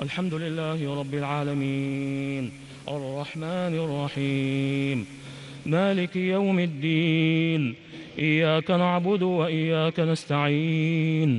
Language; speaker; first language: Arabic; native; Arabic